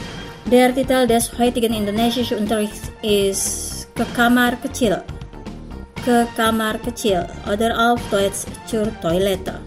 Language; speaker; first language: German; non-native, fluent; Indonesian